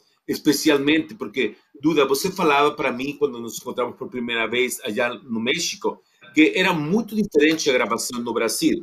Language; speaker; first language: Portuguese; non-native, fluent; Spanish